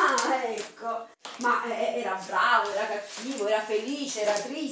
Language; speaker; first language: Italian; native; Italian